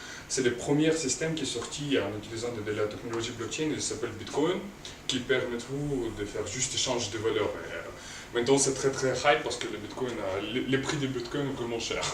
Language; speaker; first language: French; non-native, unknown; Russian